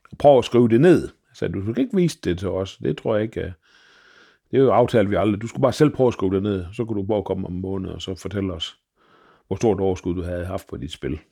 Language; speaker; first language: Danish; native; Danish